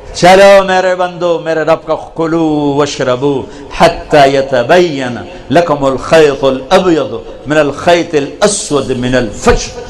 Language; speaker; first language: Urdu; non-native, local second language; Punjabi